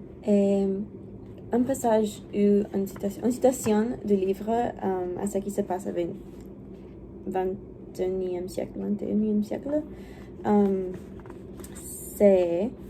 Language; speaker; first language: French; non-native, learner; English